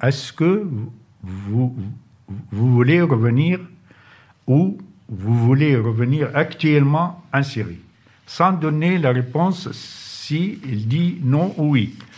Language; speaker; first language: French; non-native, fluent; Arabic